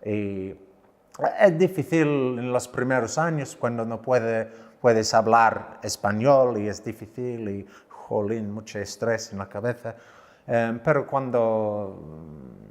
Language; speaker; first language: Spanish; non-native, learner; English